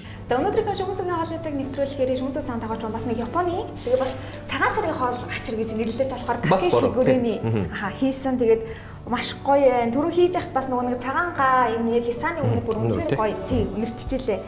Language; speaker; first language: Mongolian; native; Mongolian